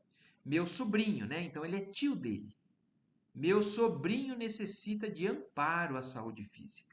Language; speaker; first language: Portuguese; native; Portuguese